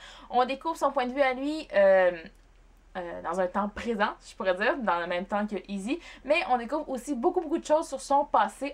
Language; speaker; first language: French; native; French